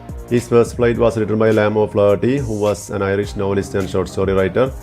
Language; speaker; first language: English; non-native, local second language; Malayalam